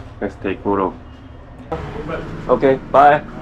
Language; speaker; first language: English; non-native, learner; Korean